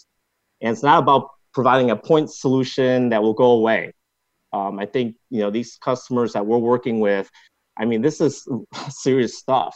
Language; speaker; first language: English; non-native, local second language; Cantonese